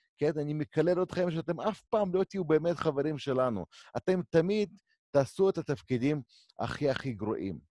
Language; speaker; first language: Hebrew; native; Hebrew